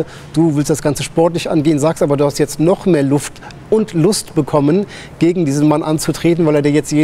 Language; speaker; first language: German; native; German